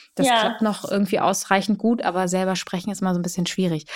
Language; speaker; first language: German; early bilingual, other home language; Polish